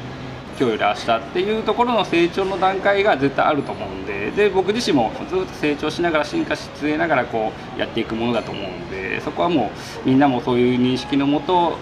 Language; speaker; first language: Japanese; native; Japanese